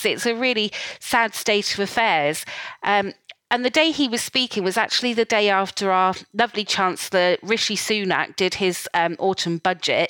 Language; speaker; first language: English; native; English